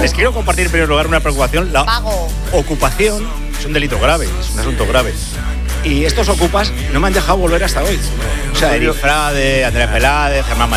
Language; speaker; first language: Spanish; native; Spanish